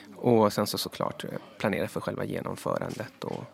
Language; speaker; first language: Swedish; early bilingual, other home language; Spanish